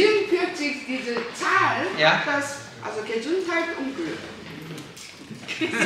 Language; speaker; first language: German; non-native, learner; Korean